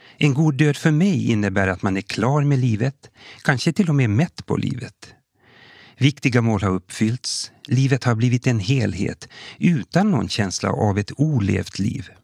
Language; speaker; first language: Swedish; native; Swedish